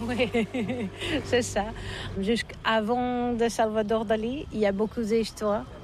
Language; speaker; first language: French; non-native, learner; Catalan